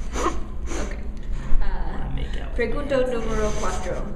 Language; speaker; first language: Spanish; non-native, learner; English